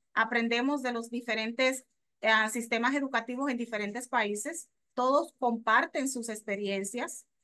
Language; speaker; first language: Spanish; native; Spanish